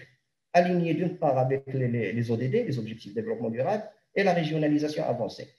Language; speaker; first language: French; non-native, local second language; Arabic